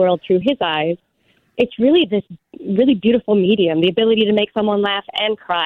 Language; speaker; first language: English; native; English